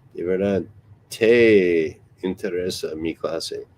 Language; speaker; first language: Spanish; non-native, learner; English